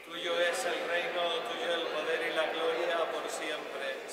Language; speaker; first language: Spanish; native; Spanish